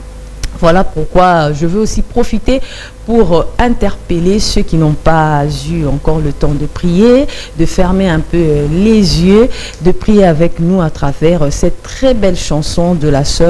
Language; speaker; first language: French; non-native, local second language; Lingala